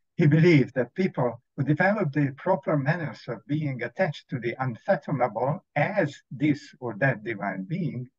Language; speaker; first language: English; non-native, fluent; Hungarian